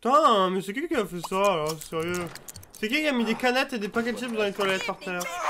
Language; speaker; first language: French; native; French